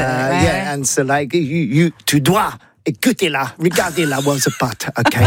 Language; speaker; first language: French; non-native, learner; English